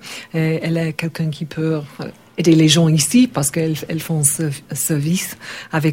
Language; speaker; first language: French; non-native, learner; English